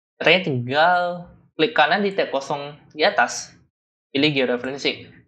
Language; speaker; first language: Indonesian; native; Indonesian